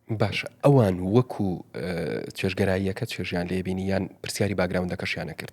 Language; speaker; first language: Central Kurdish; native; Central Kurdish